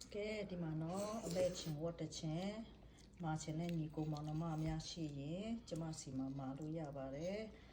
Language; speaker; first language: Burmese; non-native, local second language; Shan